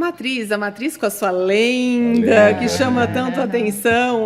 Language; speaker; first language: Portuguese; native; Portuguese